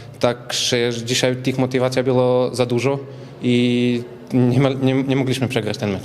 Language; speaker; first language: Polish; non-native, learner; Serbian